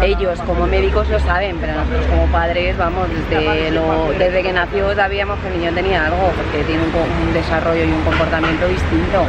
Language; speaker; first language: Spanish; native; Spanish